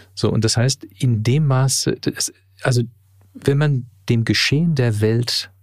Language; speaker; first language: German; early bilingual, heritage; English